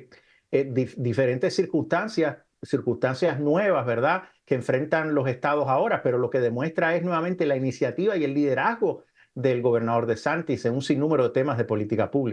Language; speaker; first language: Spanish; native; Spanish